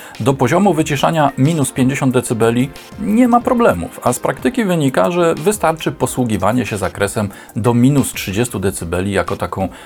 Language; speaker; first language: Polish; native; Polish